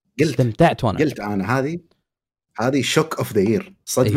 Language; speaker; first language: Arabic; native; Arabic